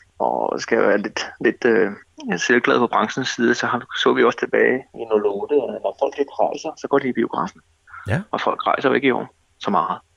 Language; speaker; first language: Danish; native; Danish